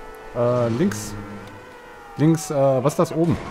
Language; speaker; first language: German; native; German